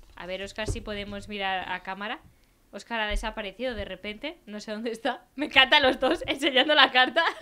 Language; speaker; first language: Spanish; native; Spanish